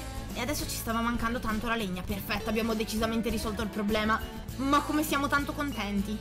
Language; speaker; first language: Italian; native; Italian